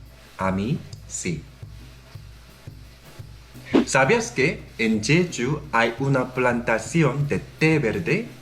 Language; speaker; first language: Spanish; non-native, fluent; Korean